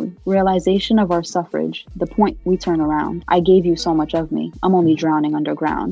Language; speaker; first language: English; early bilingual, other home language; Arabic